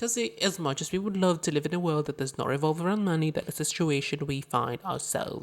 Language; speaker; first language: English; non-native, local second language; Filipino